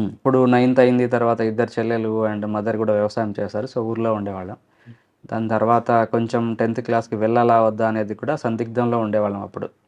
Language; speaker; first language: Telugu; non-native, local second language; Lambadi